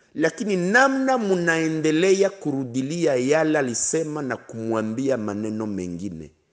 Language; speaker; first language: Swahili; non-native, local second language; Kinyarwanda